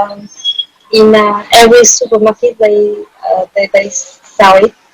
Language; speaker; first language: English; non-native, learner; Vietnamese